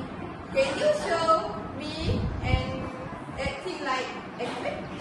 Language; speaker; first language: English; non-native, learner; Malay